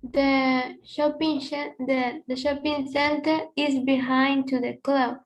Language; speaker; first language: English; non-native, learner; Spanish